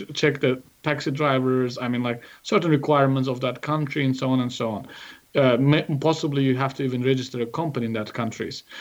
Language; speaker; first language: English; non-native, fluent; Azerbaijani